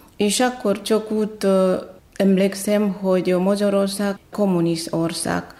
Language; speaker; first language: Hungarian; non-native, fluent; Batak Toba